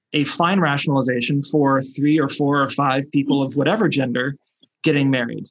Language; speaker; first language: English; early bilingual, other home language; Spanish